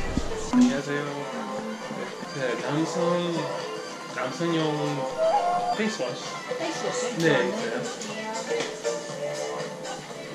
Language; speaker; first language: Korean; non-native, learner; English